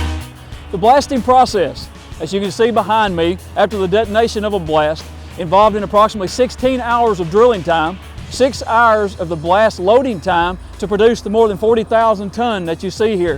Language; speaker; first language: English; native; English